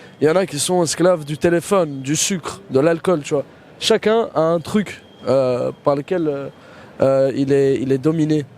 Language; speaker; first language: French; early bilingual, other home language; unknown